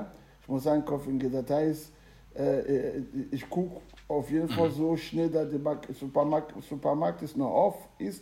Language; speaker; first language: German; non-native, learner; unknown